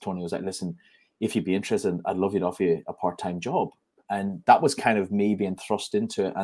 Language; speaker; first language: English; native; English